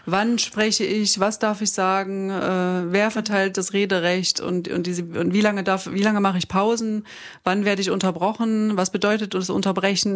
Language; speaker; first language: German; native; German